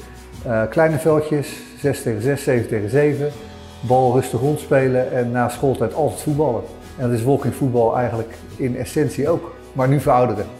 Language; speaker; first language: Dutch; native; Dutch